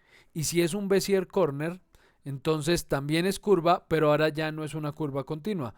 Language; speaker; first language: Spanish; native; Spanish